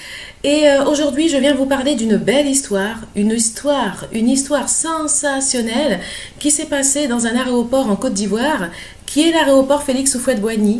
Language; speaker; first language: French; native; French